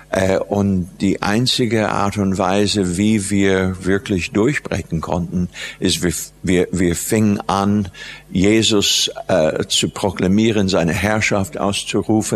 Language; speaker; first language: German; non-native, fluent; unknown